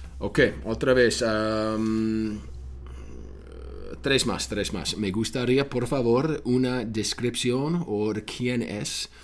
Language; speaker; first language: Spanish; non-native, fluent; English